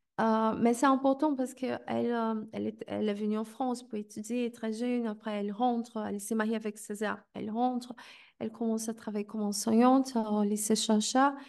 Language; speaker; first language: French; non-native, fluent; Portuguese